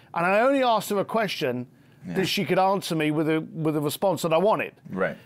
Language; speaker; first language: English; native; English